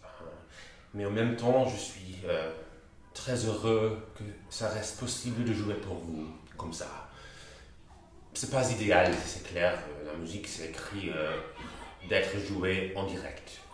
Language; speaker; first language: French; non-native, fluent; English